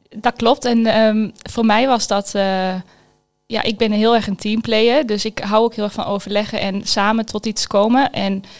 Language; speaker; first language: Dutch; native; Dutch